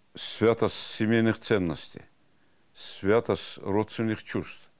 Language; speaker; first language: Russian; non-native, local second language; Avaric